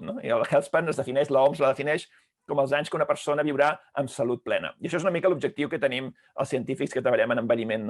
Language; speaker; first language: Catalan; native; Catalan